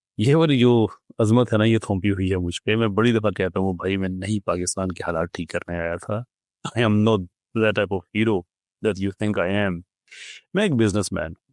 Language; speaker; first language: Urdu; non-native, local second language; Punjabi